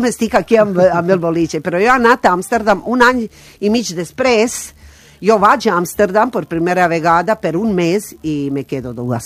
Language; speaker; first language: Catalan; non-native, learner; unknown